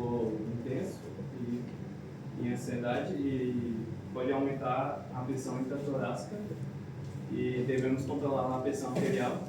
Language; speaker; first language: Portuguese; non-native, learner; Spanish